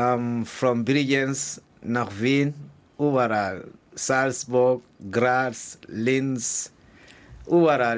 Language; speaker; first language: German; non-native, learner; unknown